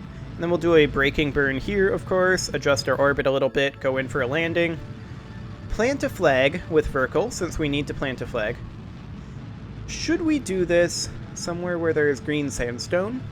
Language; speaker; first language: English; native; English